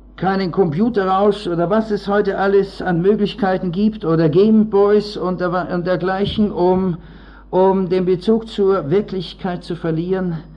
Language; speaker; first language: German; native; German